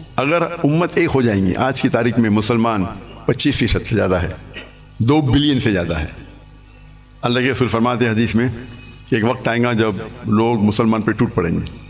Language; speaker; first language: Urdu; non-native, local second language; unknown